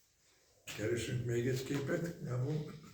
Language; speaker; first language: Hungarian; early bilingual, heritage; Hungarian